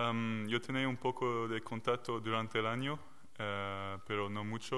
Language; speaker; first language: Spanish; non-native, learner; French